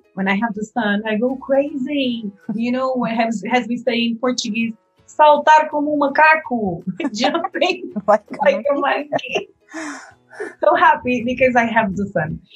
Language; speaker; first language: English; non-native, fluent; Portuguese